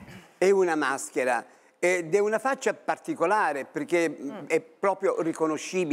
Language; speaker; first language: Italian; native; Italian